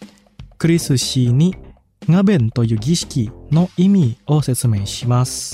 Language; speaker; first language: Japanese; non-native, fluent; Indonesian